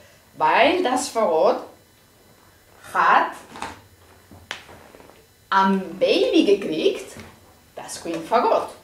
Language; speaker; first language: German; non-native, fluent; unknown